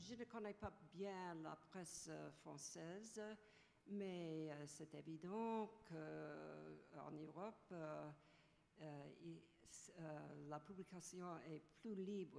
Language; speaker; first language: French; non-native, fluent; English